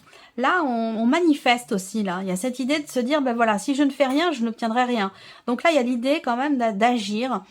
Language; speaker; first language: French; native; French